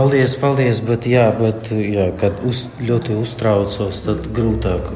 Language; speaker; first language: Latvian; non-native, learner; Russian